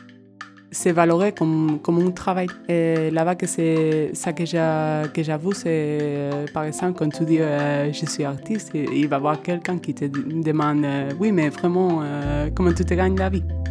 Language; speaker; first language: French; non-native, fluent; Spanish